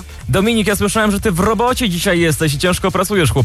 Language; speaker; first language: Polish; native; Polish